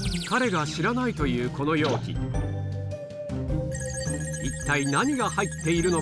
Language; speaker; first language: Japanese; native; Japanese